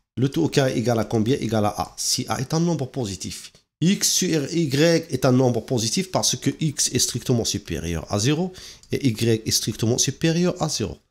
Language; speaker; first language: French; non-native, local second language; Arabic